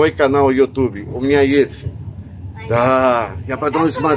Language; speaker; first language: Russian; non-native, learner; Portuguese